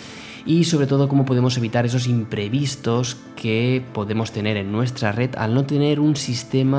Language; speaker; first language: Spanish; native; Spanish